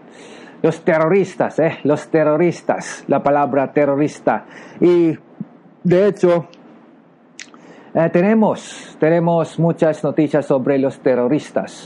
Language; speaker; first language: Spanish; non-native, learner; Filipino